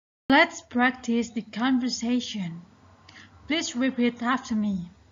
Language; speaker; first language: English; non-native, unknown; Indonesian